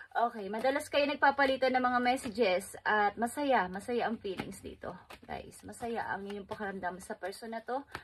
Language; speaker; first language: Filipino; native; Filipino